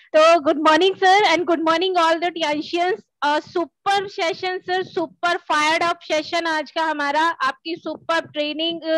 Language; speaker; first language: Hindi; native; Hindi